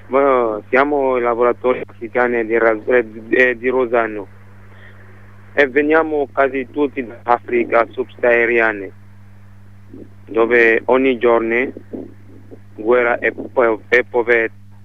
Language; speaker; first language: Italian; non-native, learner; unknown